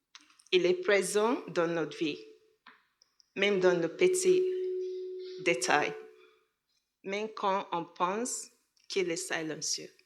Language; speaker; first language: French; non-native, learner; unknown